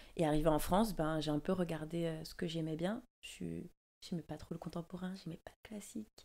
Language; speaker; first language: French; native; French